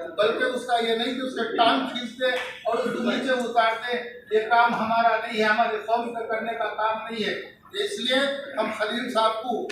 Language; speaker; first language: Hindi; non-native, local second language; Urdu